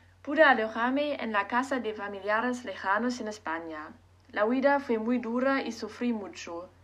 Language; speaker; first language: Spanish; non-native, learner; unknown